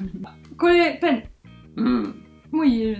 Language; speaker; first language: Japanese; non-native, fluent; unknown